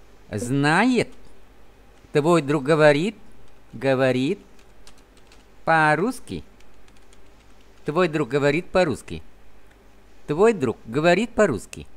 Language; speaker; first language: Russian; non-native, fluent; Vietnamese